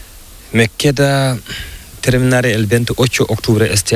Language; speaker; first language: Spanish; non-native, learner; Fula